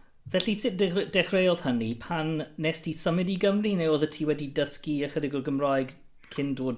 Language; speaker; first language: Welsh; non-native, local second language; English